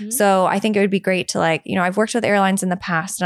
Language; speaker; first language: English; native; English